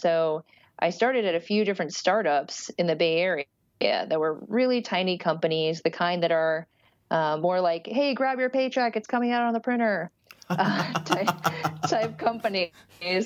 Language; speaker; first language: English; early bilingual, other home language; Portuguese